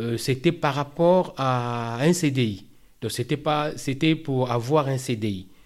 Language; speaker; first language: French; non-native, local second language; Lingala